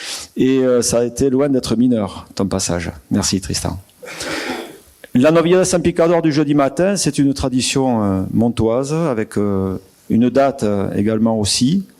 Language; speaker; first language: French; native; French